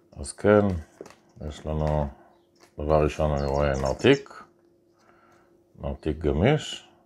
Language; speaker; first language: Hebrew; native; Hebrew